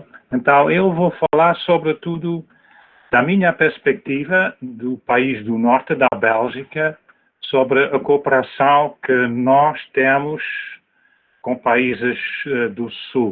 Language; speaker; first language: Portuguese; non-native, fluent; Dutch